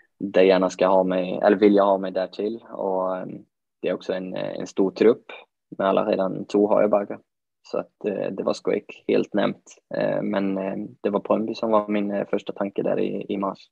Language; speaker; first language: Swedish; native; Swedish